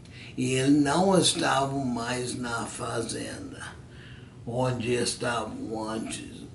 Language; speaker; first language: Portuguese; non-native, fluent; English